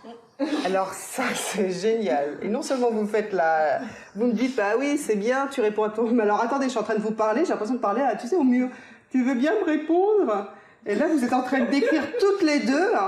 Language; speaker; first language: French; native; French